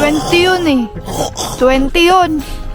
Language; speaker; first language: Filipino; native; Filipino